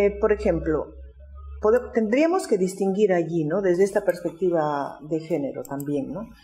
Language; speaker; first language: Spanish; native; Spanish